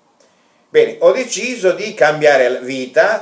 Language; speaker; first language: Italian; non-native, fluent; Russian